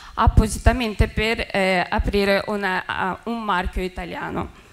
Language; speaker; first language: Italian; non-native, fluent; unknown